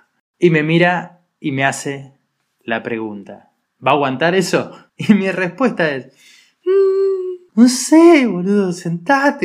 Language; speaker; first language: Spanish; native; Spanish